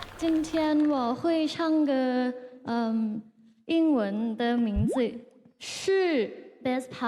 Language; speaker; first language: Chinese; non-native, fluent; Thai